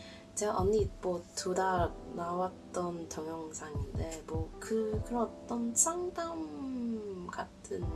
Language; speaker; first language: Korean; non-native, learner; Cantonese